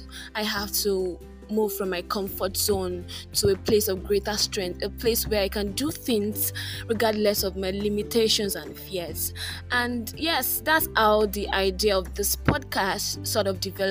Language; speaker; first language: English; non-native, local second language; Yoruba